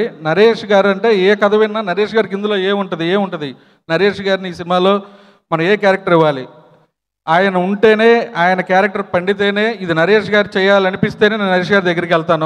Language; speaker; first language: Telugu; native; Telugu